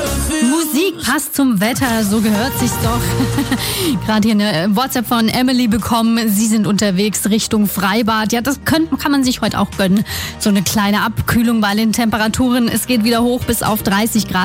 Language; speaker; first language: German; native; German